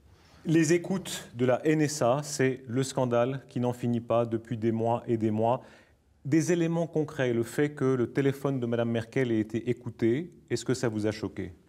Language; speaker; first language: French; native; French